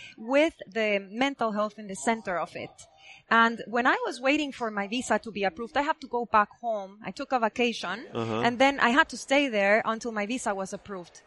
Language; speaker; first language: English; non-native, fluent; Spanish